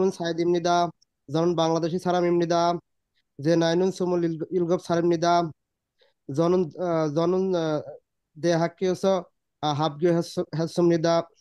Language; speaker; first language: Korean; non-native, learner; Bangla